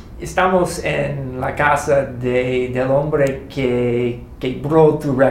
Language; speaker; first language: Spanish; non-native, fluent; English